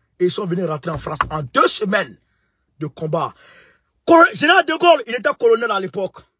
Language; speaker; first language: French; non-native, local second language; Bambara